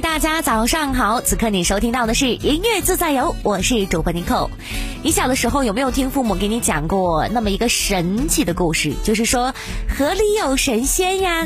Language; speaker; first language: Chinese; native; Chinese